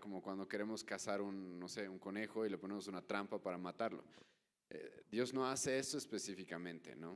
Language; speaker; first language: Spanish; native; Spanish